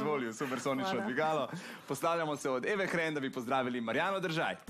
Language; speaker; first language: Slovenian; native; Slovenian